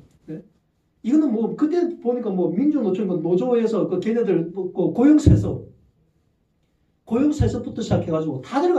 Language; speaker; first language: Korean; native; Korean